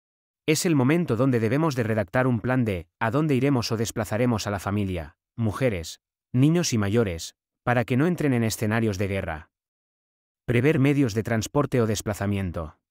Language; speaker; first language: Spanish; native; Spanish